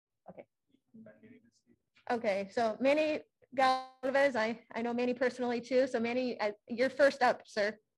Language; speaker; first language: English; native; English